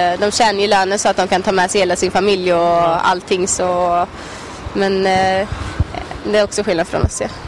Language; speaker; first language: Swedish; early bilingual, other home language; Albanian